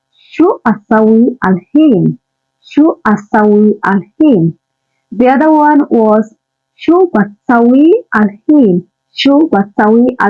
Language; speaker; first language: Arabic; non-native, learner; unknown